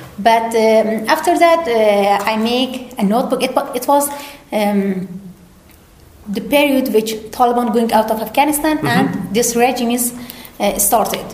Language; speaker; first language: English; non-native, learner; Persian